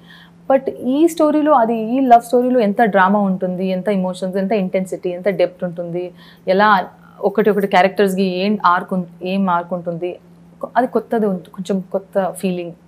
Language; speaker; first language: Telugu; non-native, learner; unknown